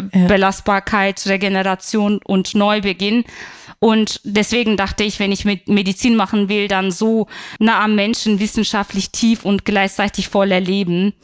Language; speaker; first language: German; non-native, fluent; Turkish